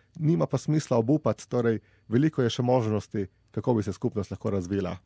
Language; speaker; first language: Slovenian; native; Slovenian